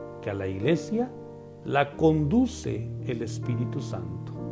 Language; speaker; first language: Spanish; native; Spanish